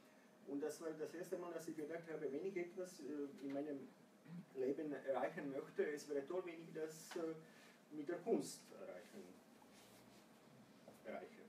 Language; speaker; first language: German; non-native, fluent; Croatian